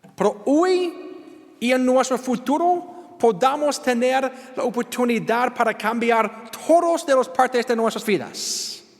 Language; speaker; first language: Spanish; non-native, learner; English